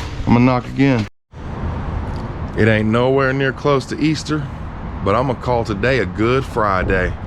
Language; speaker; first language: English; native; English